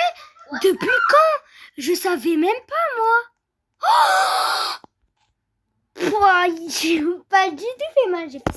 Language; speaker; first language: French; native; French